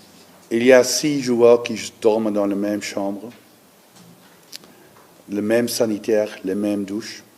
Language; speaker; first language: French; non-native, learner; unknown